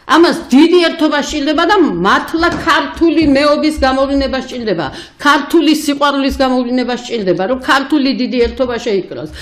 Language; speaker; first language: Georgian; native; Georgian